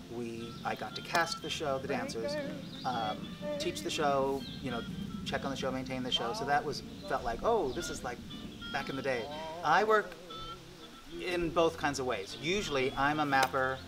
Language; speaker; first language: English; native; English